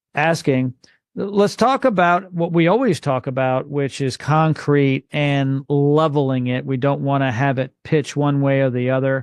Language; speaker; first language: English; native; English